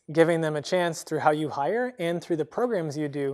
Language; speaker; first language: English; native; English